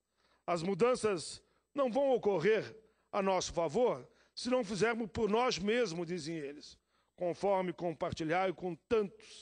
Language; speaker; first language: Portuguese; native; Portuguese